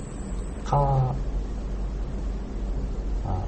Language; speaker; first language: Japanese; non-native, learner; Korean